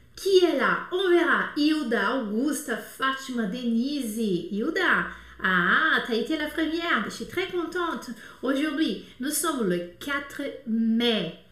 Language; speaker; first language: French; non-native, fluent; Portuguese